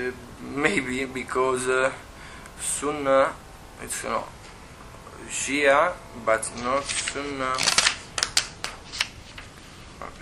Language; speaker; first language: English; non-native, learner; Italian